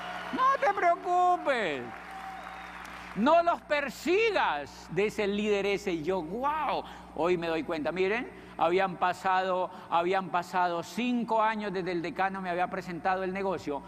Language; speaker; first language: Spanish; native; Spanish